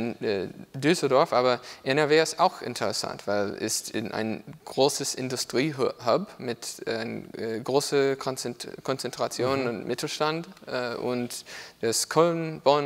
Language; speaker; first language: German; non-native, learner; English